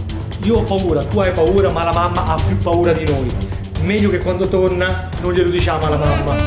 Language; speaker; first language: Italian; native; Italian